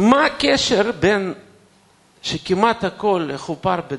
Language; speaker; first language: Hebrew; non-native, fluent; Russian